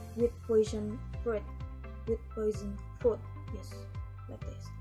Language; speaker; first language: English; non-native, learner; Indonesian